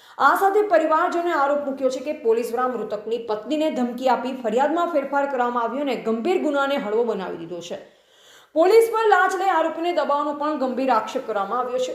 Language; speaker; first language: Gujarati; native; Gujarati